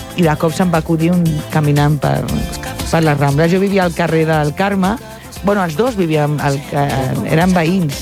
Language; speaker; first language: Catalan; non-native, local second language; Spanish